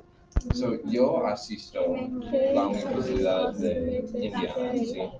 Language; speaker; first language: Spanish; non-native, learner; English